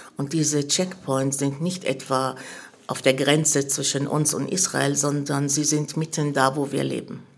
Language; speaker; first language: German; early bilingual, other home language; Arabic